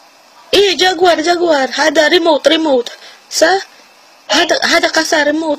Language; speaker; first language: Arabic; non-native, learner; Filipino